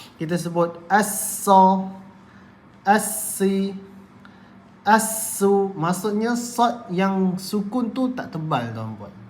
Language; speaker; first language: Malay; native; Malay